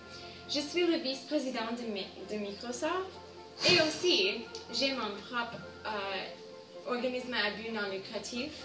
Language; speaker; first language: French; non-native, learner; English